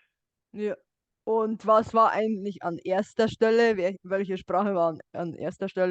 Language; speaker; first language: German; non-native, fluent; Bulgarian